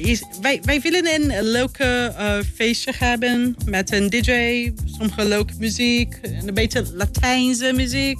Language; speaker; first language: Dutch; non-native, learner; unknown